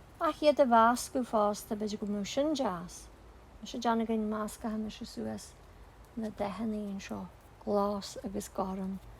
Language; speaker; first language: Irish; native; Irish